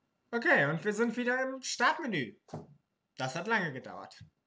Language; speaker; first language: German; native; German